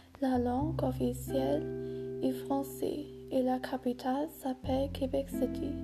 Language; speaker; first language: French; non-native, learner; German